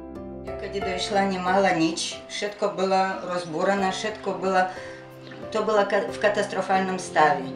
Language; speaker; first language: Slovak; non-native, learner; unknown